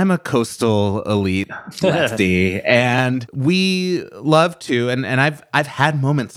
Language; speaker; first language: English; native; English